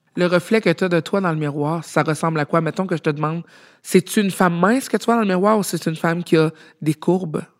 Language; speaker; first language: French; native; French